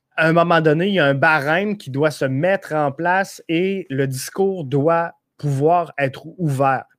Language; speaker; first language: French; native; French